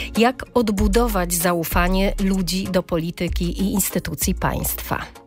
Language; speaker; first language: Polish; non-native, fluent; Georgian